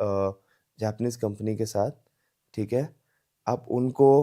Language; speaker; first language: Hindi; native; Hindi